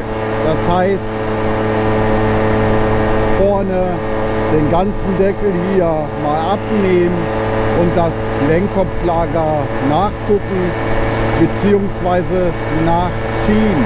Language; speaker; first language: German; native; German